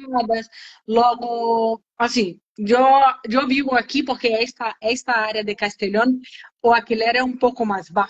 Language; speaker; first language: Spanish; non-native, learner; Portuguese